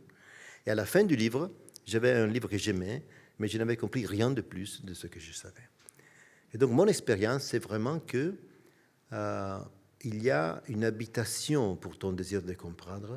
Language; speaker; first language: French; non-native, fluent; Italian